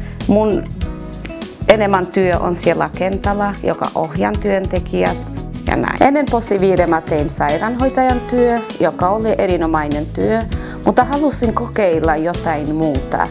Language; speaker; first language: Finnish; non-native, fluent; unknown